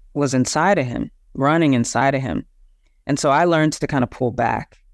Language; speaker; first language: English; native; English